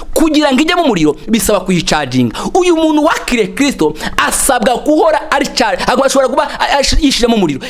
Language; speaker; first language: Kinyarwanda; native; Kinyarwanda